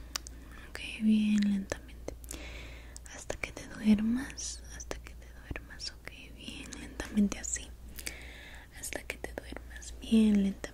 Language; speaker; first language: Spanish; early bilingual, heritage; Spanish